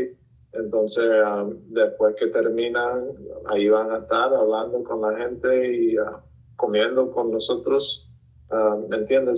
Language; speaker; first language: Spanish; early bilingual, heritage; Spanish